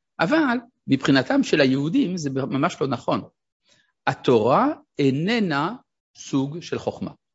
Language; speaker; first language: Hebrew; non-native, fluent; French